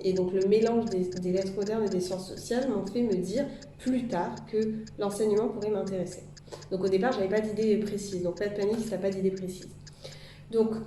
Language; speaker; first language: French; native; French